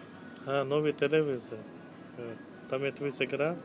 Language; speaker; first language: Czech; non-native, learner; Turkish